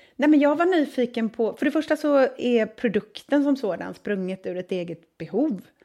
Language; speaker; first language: Swedish; native; Swedish